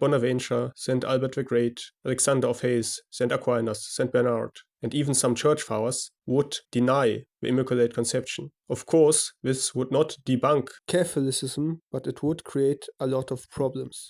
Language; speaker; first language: English; non-native, fluent; German